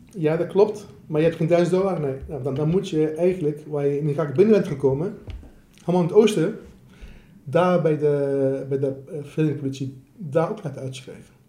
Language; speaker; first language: Dutch; non-native, fluent; Assyrian Neo-Aramaic